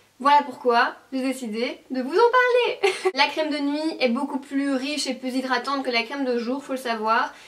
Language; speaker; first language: French; native; French